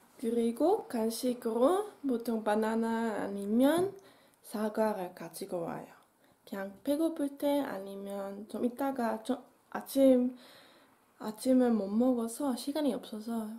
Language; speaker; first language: Korean; non-native, learner; Dutch